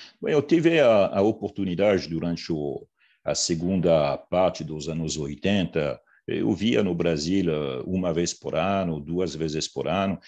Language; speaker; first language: Portuguese; non-native, fluent; French